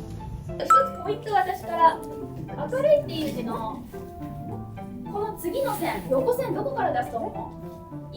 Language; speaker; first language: Japanese; native; Japanese